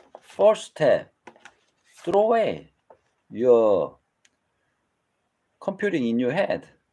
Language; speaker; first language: English; non-native, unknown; Korean